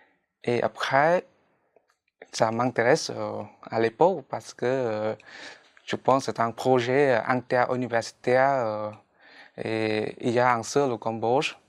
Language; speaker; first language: French; non-native, fluent; Khmer